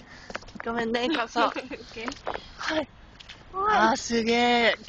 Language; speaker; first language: Japanese; non-native, learner; English